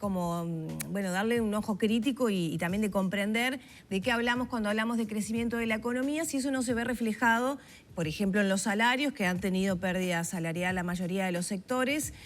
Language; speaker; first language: Spanish; native; Spanish